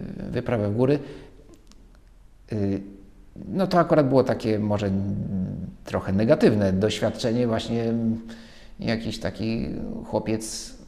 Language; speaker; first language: Polish; native; Polish